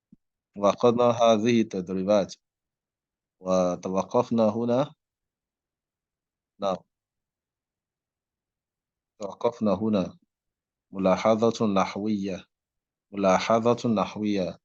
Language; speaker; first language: Arabic; non-native, fluent; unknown